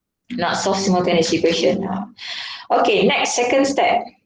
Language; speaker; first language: English; non-native, local second language; Malay